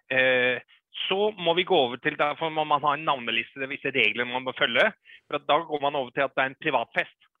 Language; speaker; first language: Norwegian; early bilingual, other home language; English